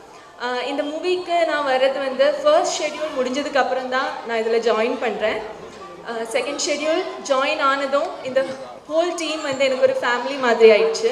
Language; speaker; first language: Tamil; non-native, fluent; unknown